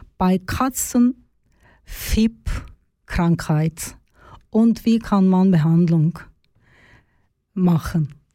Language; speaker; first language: German; non-native, learner; Turkish